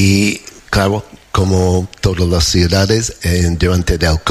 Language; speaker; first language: Spanish; non-native, fluent; English